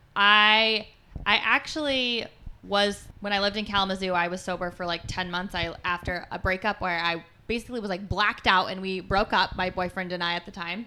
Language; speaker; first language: English; native; English